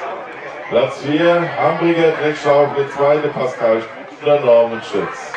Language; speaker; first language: German; native; German